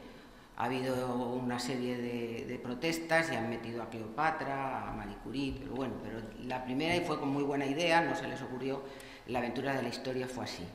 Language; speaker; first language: Spanish; native; Spanish